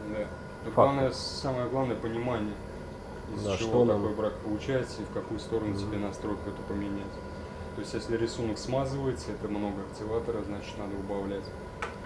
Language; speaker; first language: Russian; native; Russian